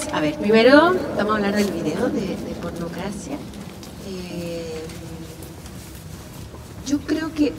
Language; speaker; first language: Spanish; native; Spanish